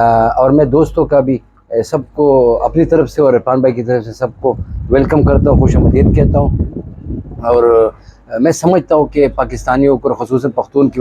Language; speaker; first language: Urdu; non-native, local second language; Pashto